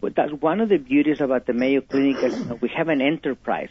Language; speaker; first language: English; non-native, fluent; Spanish